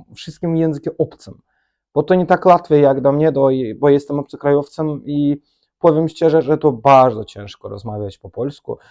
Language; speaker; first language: Polish; non-native, learner; Azerbaijani